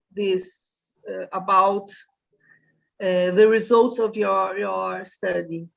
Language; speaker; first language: English; non-native, fluent; Portuguese